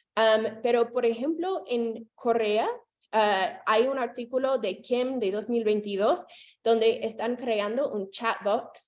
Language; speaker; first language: Spanish; non-native, fluent; English